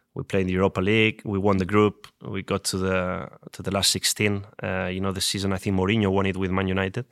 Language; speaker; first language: English; non-native, fluent; Spanish